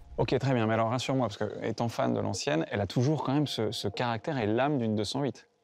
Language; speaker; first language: French; native; French